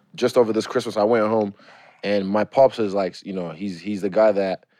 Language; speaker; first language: English; native; English